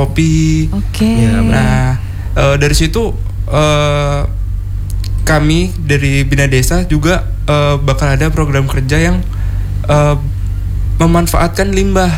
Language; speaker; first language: Indonesian; native; Indonesian